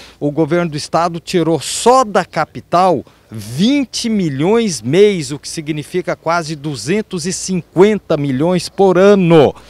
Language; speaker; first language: Portuguese; native; Portuguese